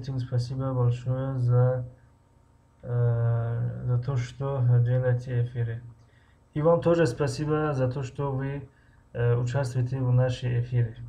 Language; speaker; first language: Russian; non-native, fluent; Tajik